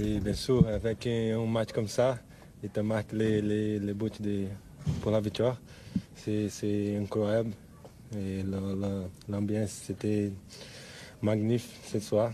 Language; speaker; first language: French; non-native, learner; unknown